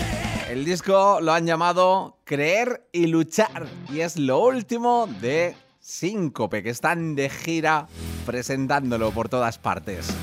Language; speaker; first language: Spanish; native; Spanish